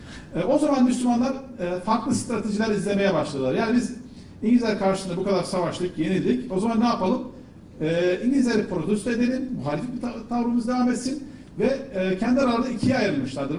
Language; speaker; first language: Turkish; native; Turkish